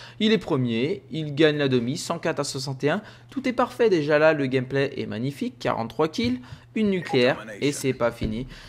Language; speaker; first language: French; native; French